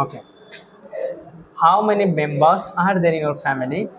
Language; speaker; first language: English; non-native, fluent; Bangla